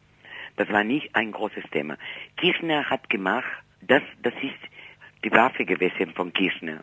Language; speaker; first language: German; non-native, fluent; Spanish